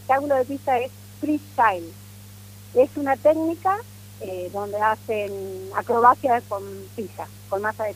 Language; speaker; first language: Spanish; native; Spanish